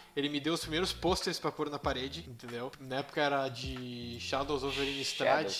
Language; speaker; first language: Portuguese; native; Portuguese